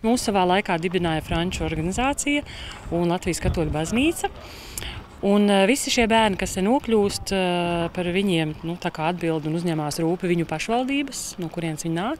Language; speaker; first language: Latvian; native; Latvian